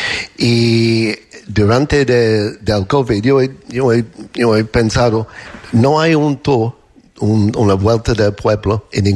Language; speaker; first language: Spanish; non-native, learner; English